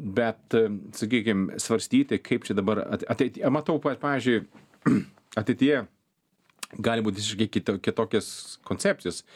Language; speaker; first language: Lithuanian; non-native, fluent; Swedish